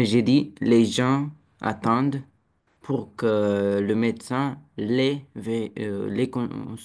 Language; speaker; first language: French; non-native, learner; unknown